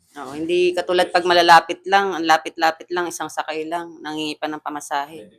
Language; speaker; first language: Filipino; native; Filipino